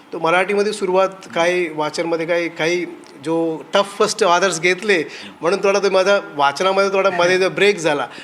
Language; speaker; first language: Marathi; non-native, local second language; Tamil